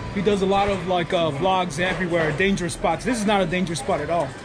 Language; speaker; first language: English; early bilingual, other home language; Spanish